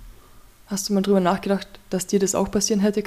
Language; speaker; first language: German; native; German